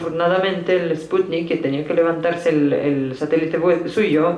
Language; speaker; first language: Spanish; native; Spanish